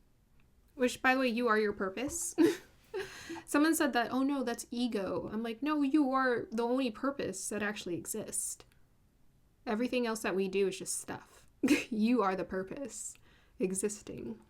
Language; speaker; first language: English; native; English